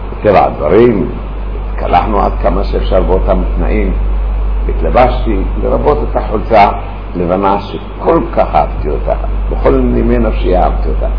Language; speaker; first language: Hebrew; early bilingual, other home language; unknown